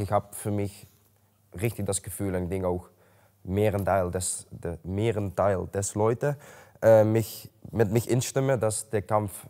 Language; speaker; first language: German; non-native, learner; Dutch